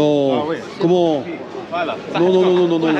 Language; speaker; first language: French; native; French